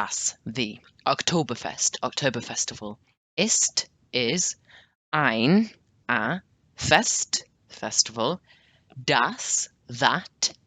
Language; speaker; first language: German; non-native, learner; English